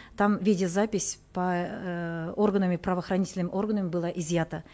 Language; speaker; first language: Russian; non-native, local second language; Kazakh